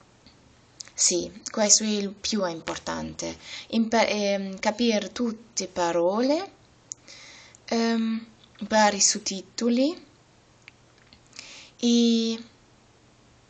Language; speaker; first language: Italian; non-native, learner; German